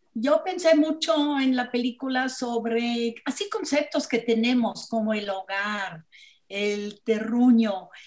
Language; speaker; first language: Spanish; non-native, fluent; German